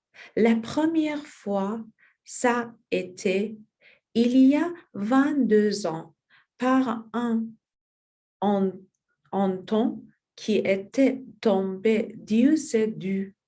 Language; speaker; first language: French; non-native, learner; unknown